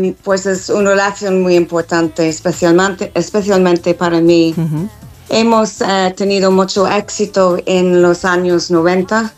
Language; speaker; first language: Spanish; non-native, learner; English